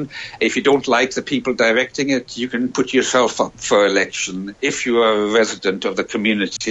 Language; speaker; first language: English; native; English